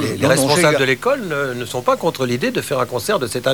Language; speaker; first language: French; native; French